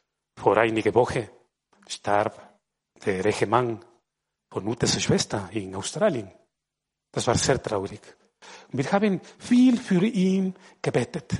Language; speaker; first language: German; non-native, fluent; Spanish